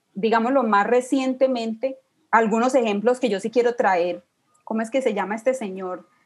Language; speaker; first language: Spanish; native; Spanish